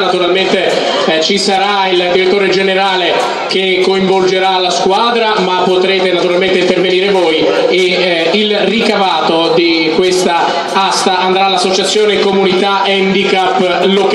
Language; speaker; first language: Italian; native; Italian